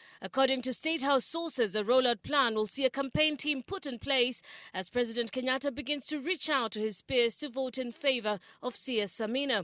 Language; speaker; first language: English; non-native, local second language; Swahili